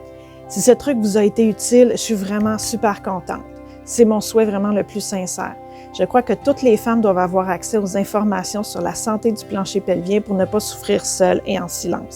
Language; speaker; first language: French; native; French